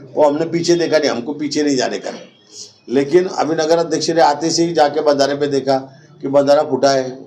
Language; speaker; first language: Hindi; non-native, local second language; Marathi